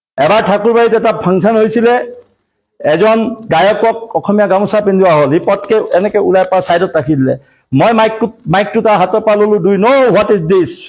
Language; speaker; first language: Assamese; non-native, local second language; Marwari